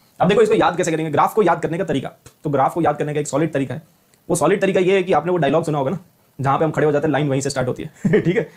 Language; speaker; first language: Hindi; native; Hindi